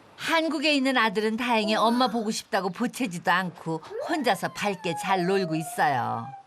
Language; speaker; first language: Korean; native; Korean